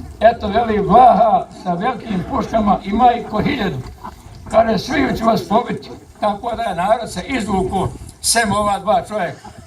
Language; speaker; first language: Bosnian; native; Bosnian